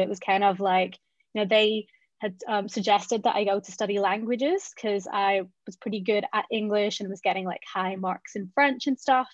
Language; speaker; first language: English; native; English